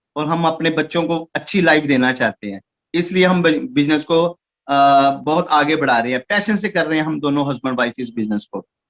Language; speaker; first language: Hindi; non-native, local second language; Punjabi